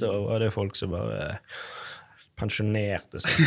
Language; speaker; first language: Norwegian; native; Norwegian